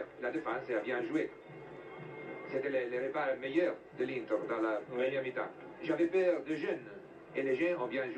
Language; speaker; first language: French; non-native, fluent; Italian